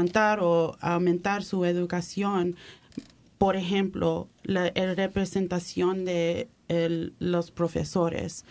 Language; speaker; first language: Spanish; early bilingual, heritage; Spanish